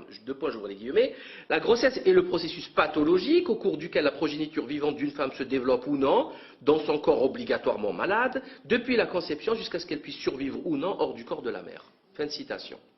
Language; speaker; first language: French; native; French